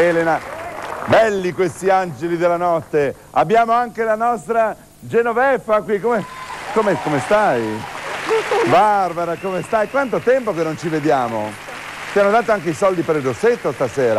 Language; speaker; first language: Italian; native; Italian